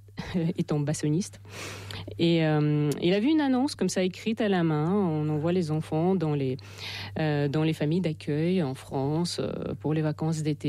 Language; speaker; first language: French; non-native, fluent; Russian